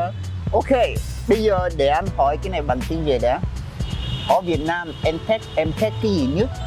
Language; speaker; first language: Vietnamese; non-native, fluent; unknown